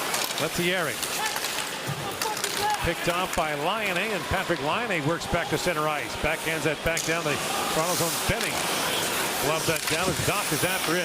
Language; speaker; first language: English; native; English